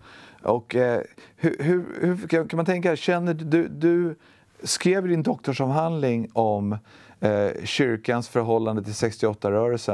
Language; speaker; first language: Swedish; native; Swedish